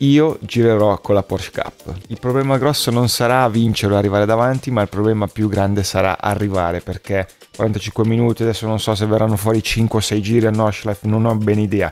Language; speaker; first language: Italian; native; Italian